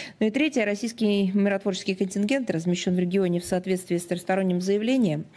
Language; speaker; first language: Russian; native; Russian